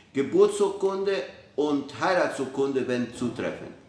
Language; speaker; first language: German; early bilingual, heritage; Spanish